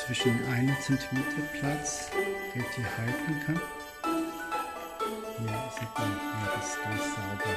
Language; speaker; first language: German; non-native, learner; Chinese